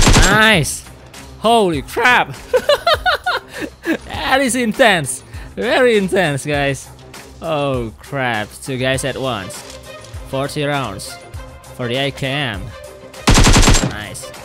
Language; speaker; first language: English; non-native, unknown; Indonesian